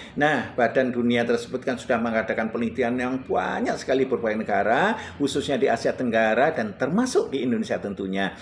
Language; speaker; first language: Indonesian; non-native, local second language; Javanese